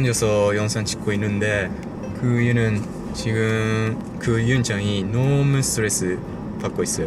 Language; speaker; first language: Korean; non-native, learner; Japanese